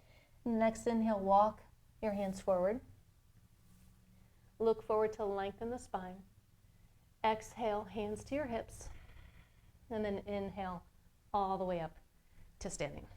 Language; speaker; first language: English; native; English